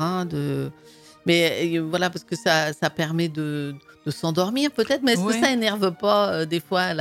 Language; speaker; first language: French; native; French